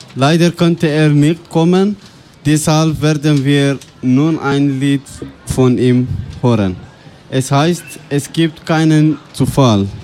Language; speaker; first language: German; non-native, fluent; Persian